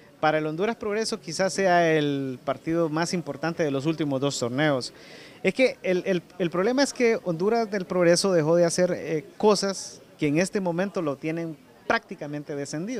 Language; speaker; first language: Spanish; native; Spanish